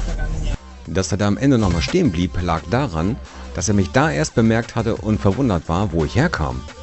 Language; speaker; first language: German; native; German